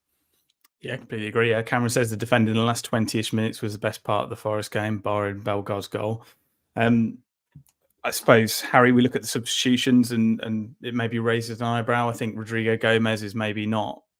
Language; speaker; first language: English; native; English